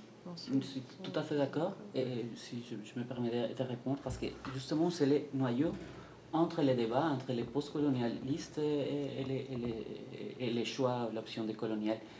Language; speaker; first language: French; non-native, fluent; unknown